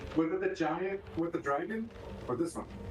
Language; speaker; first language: English; native; English